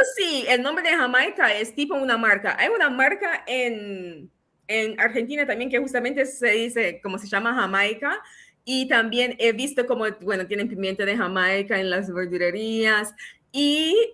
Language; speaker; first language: Spanish; non-native, fluent; English